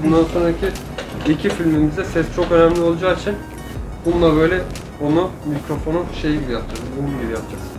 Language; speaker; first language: Turkish; native; Turkish